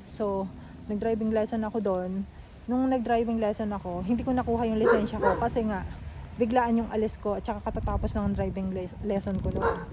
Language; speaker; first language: Filipino; native; Filipino